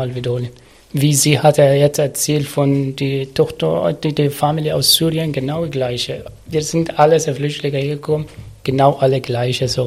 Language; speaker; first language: German; non-native, learner; Arabic